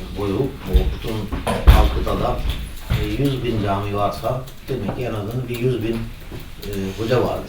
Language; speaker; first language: Turkish; non-native, fluent; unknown